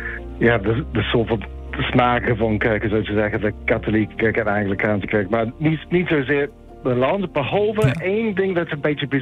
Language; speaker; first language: Dutch; non-native, fluent; English